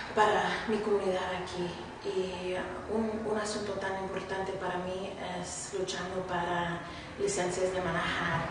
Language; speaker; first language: Spanish; early bilingual, other home language; English